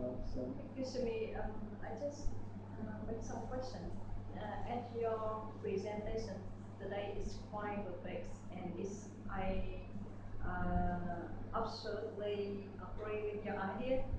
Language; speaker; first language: English; non-native, learner; Vietnamese